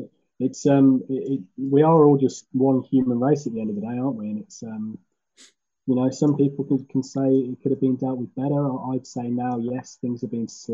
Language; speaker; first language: English; native; English